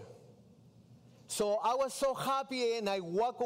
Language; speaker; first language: English; non-native, learner; Spanish